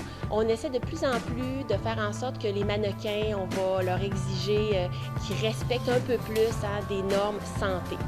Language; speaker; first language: French; native; French